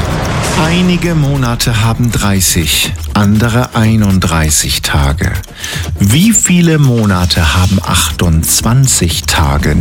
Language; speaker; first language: German; native; German